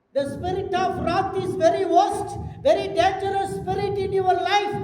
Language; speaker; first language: English; non-native, local second language; Tamil